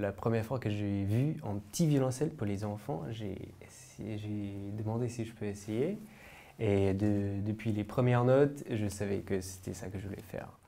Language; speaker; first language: French; non-native, fluent; English